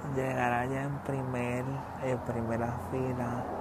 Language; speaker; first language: Spanish; early bilingual, other home language; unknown